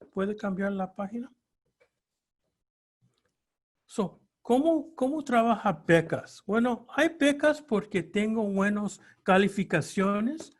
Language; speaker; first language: Spanish; early bilingual, heritage; Spanish